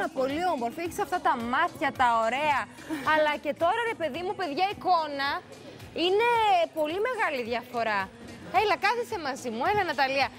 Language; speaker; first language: Greek; native; Greek